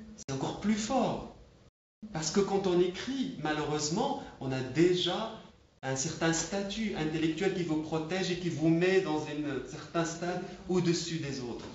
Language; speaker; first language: French; non-native, local second language; Arabic